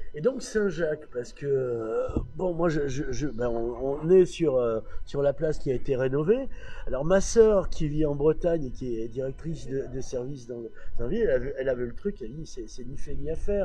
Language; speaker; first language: French; native; French